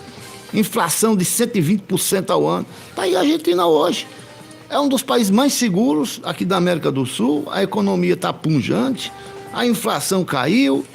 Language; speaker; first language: Portuguese; native; Portuguese